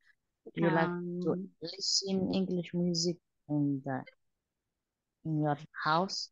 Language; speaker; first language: English; non-native, learner; Somali